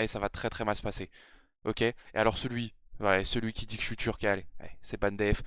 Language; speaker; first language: French; native; French